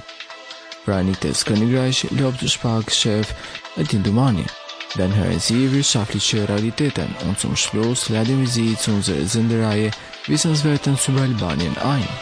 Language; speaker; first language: German; non-native, fluent; Albanian